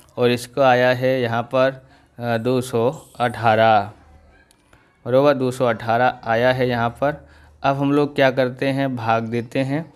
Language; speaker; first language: Hindi; non-native, local second language; Gujarati